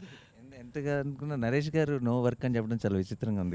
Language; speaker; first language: Telugu; native; Telugu